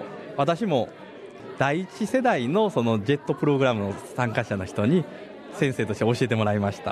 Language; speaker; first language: Japanese; native; Japanese